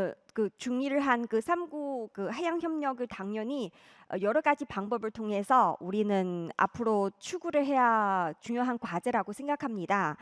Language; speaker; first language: Korean; non-native, fluent; Chinese